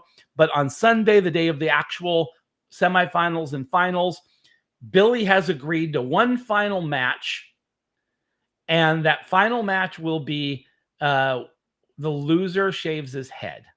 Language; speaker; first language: English; native; English